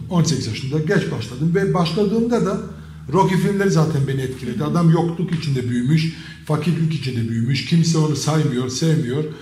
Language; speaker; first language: Turkish; early bilingual, heritage; Turkish